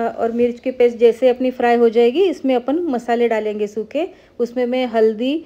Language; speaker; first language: Hindi; non-native, local second language; Marathi